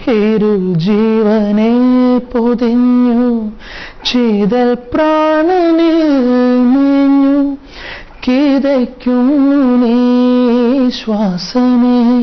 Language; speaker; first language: Tamil; non-native, local second language; Malayalam